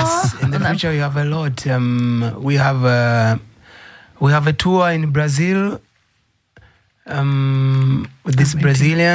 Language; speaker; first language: English; non-native, fluent; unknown